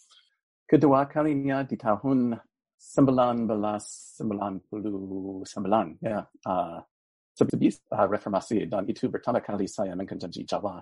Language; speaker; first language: Indonesian; non-native, fluent; English